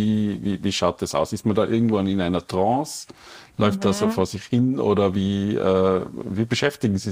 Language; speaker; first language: German; native; German